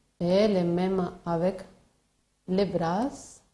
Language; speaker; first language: French; non-native, learner; Spanish